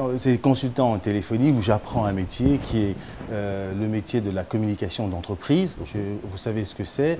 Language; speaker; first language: French; early bilingual, other home language; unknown